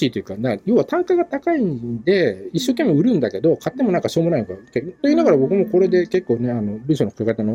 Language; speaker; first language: Japanese; native; Japanese